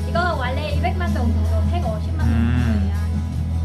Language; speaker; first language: Korean; non-native, learner; Vietnamese